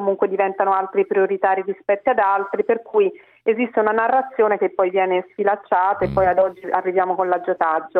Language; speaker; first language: Italian; native; Italian